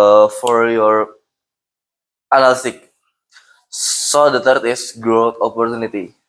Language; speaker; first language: English; non-native, learner; Indonesian